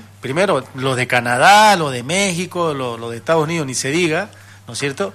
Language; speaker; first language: Spanish; native; Spanish